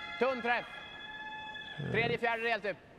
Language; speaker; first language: Swedish; native; Swedish